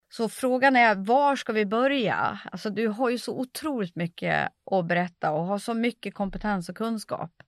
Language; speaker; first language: Swedish; native; Swedish